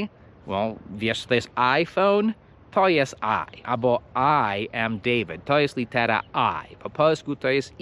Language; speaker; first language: Polish; non-native, fluent; English